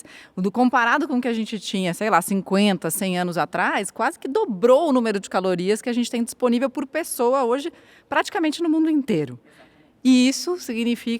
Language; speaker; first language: Portuguese; native; Portuguese